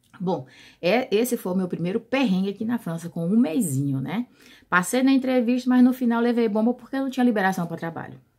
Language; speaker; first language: Portuguese; native; Portuguese